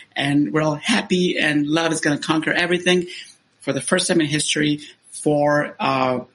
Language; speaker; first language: English; non-native, fluent; Spanish